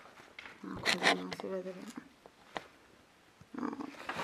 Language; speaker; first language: Italian; non-native, fluent; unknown